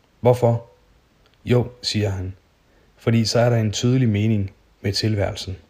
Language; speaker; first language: Danish; native; Danish